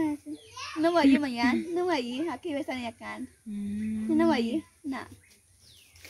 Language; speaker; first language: Spanish; non-native, local second language; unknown